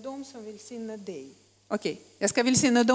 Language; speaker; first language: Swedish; non-native, learner; Russian